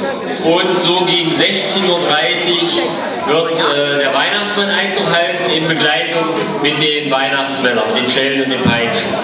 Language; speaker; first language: German; native; German